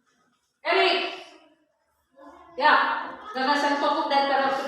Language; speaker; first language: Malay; non-native, local second language; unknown